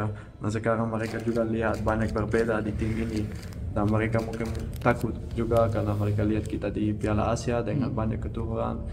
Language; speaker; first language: Indonesian; early bilingual, heritage; Dutch